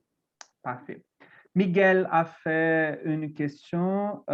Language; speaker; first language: French; non-native, fluent; Portuguese